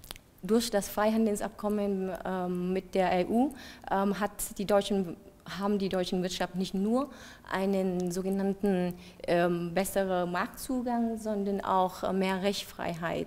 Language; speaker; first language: German; non-native, fluent; Vietnamese